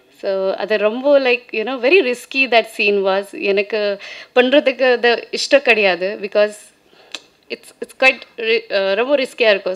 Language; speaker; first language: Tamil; non-native, fluent; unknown